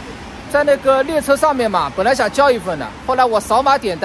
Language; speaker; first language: Chinese; non-native, local second language; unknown